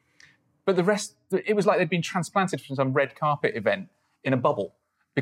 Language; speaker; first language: English; native; English